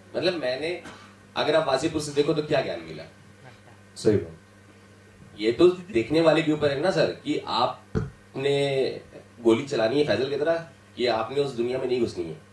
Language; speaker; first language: Hindi; native; Hindi